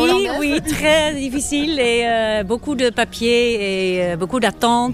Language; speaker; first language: French; non-native, fluent; Dutch